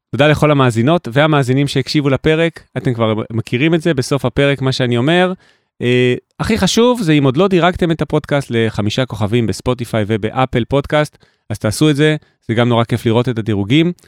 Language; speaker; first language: Hebrew; native; Hebrew